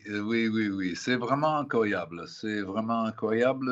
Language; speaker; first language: French; non-native, fluent; Italian